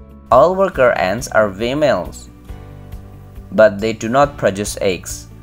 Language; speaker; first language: English; non-native, fluent; Indonesian